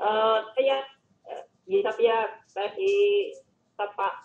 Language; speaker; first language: Cantonese; non-native, learner; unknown